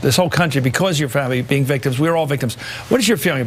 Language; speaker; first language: English; native; English